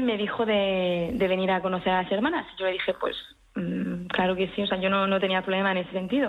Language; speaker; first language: Spanish; early bilingual, heritage; French